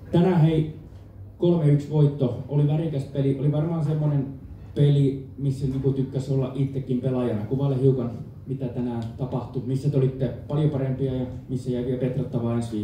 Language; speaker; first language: Finnish; native; Finnish